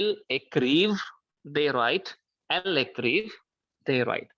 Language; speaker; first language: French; non-native, learner; Hindi